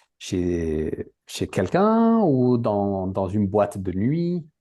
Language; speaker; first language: French; native; French